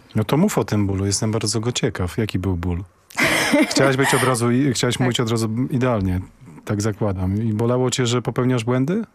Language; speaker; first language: Polish; native; Polish